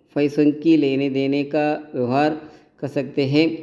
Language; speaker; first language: Hindi; non-native, local second language; Kannada